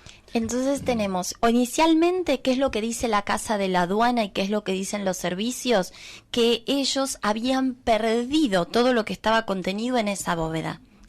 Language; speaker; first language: Spanish; native; Spanish